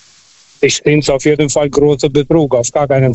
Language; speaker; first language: German; non-native, local second language; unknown